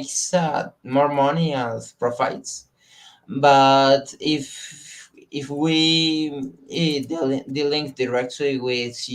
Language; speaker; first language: English; non-native, learner; Spanish